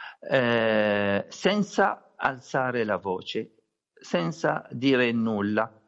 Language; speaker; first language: Italian; non-native, learner; Arabic